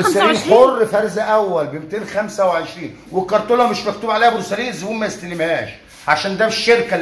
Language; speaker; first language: Arabic; native; Arabic